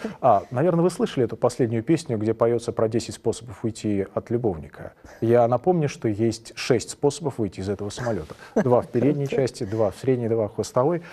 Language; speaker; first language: Russian; native; Russian